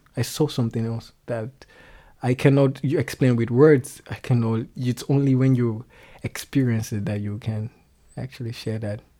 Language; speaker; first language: English; non-native, local second language; Yoruba